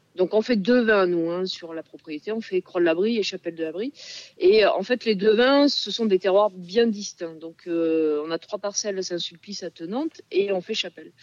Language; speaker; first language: French; native; French